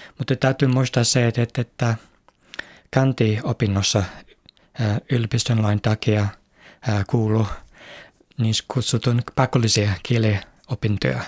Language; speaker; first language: Finnish; non-native, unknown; English